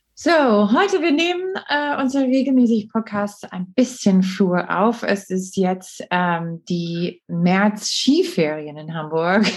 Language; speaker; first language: German; non-native, learner; English